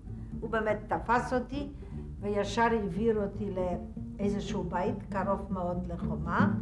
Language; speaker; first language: Hebrew; non-native, fluent; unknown